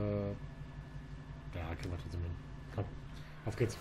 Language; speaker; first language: German; native; German